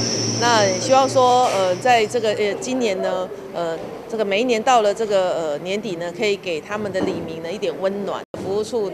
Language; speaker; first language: Chinese; native; Chinese